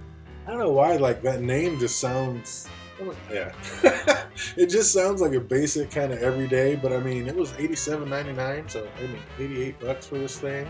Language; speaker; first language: English; native; English